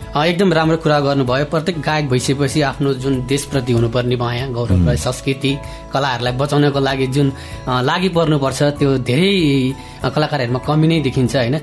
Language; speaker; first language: Nepali; native; Nepali